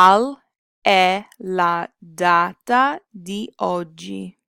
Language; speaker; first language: Italian; non-native, fluent; English